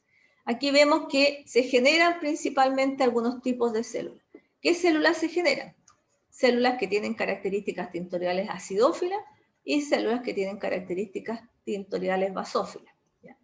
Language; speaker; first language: Spanish; native; Spanish